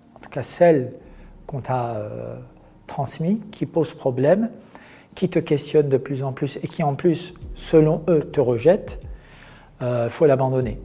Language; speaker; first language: French; non-native, local second language; Arabic